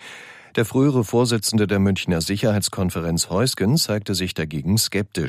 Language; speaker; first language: German; native; German